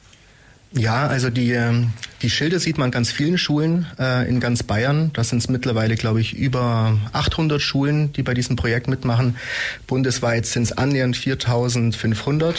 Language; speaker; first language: German; native; German